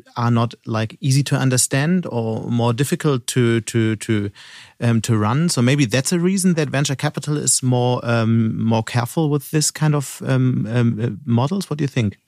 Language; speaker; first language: English; non-native, fluent; German